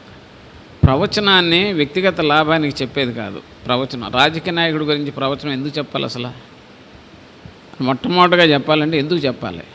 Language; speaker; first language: Telugu; native; Telugu